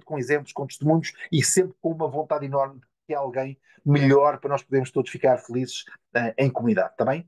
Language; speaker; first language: Portuguese; native; Portuguese